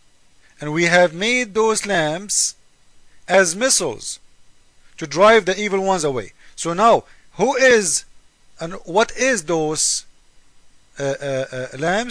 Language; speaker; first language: English; non-native, fluent; Arabic